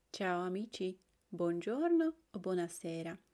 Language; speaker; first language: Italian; non-native, fluent; Slovak